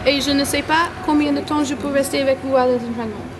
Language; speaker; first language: French; non-native, learner; English